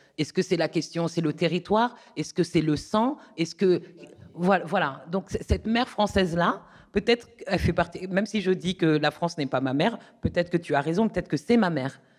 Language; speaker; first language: French; native; French